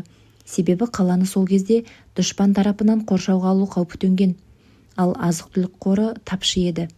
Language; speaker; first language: Kazakh; native; Kazakh